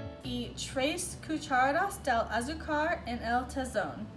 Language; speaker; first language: Spanish; non-native, learner; English